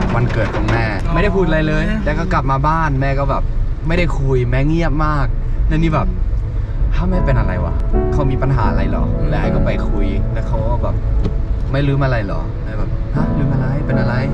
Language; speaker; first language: Thai; non-native, fluent; German